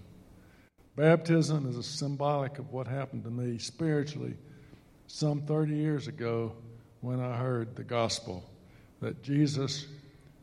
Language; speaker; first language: English; native; English